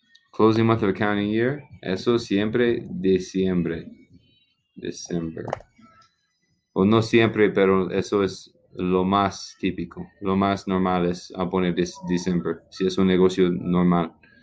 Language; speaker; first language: Spanish; non-native, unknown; English